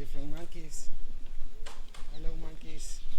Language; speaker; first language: English; non-native, fluent; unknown